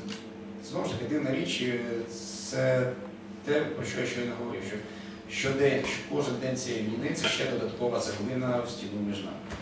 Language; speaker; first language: Ukrainian; native; Ukrainian